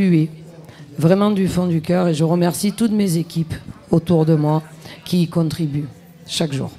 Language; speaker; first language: French; native; French